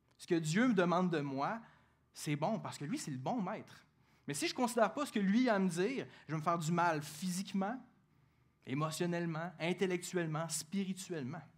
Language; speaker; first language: French; native; French